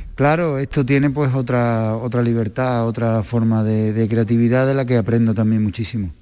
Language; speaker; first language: Spanish; native; Spanish